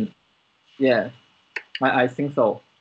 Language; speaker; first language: English; non-native, learner; Chinese